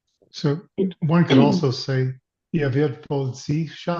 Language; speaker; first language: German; non-native, learner; English